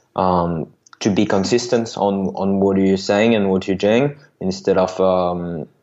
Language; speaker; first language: English; non-native, fluent; French